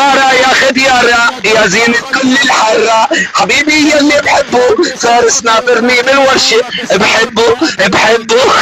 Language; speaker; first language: Arabic; native; Arabic